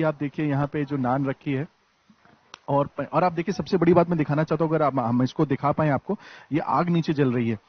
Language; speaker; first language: Hindi; native; Hindi